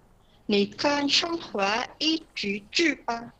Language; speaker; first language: Chinese; non-native, learner; Indonesian